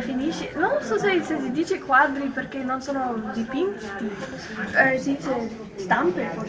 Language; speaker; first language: Italian; non-native, learner; English